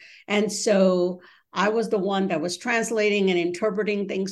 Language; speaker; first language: English; early bilingual, other home language; Bangla